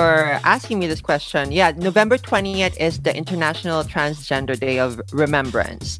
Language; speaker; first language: English; non-native, local second language; Filipino